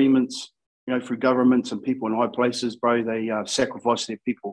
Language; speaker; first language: English; native; English